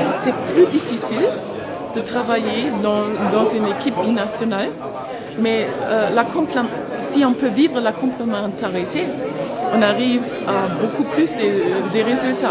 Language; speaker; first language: French; non-native, fluent; German